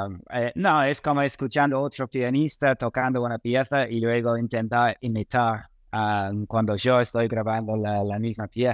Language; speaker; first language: Spanish; non-native, fluent; English